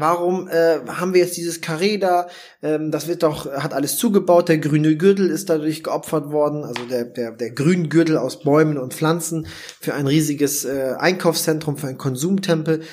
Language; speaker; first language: German; native; German